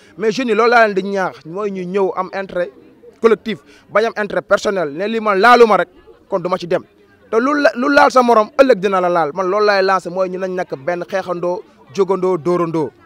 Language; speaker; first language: Wolof; native; Wolof